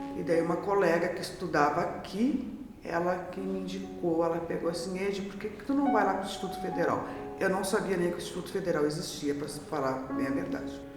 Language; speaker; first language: Portuguese; native; Portuguese